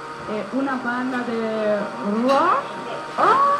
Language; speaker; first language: Spanish; non-native, learner; German